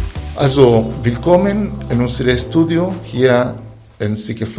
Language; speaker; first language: German; non-native, fluent; Spanish